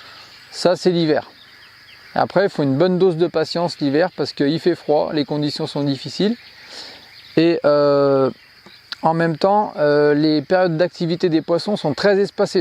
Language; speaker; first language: French; native; French